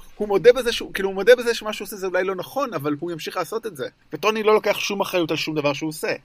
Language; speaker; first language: Hebrew; native; Hebrew